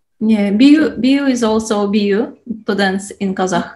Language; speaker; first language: English; non-native, learner; Tatar